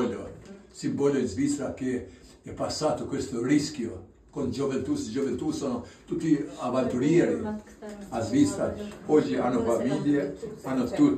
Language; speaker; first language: Italian; non-native, learner; Albanian